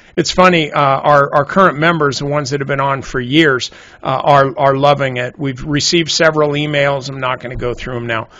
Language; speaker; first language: English; native; English